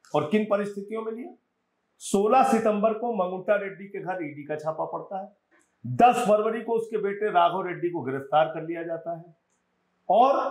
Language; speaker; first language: Hindi; native; Hindi